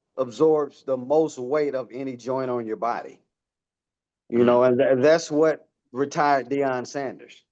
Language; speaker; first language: English; native; English